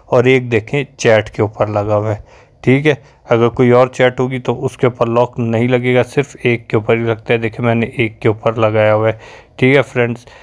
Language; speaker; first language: Urdu; native; Urdu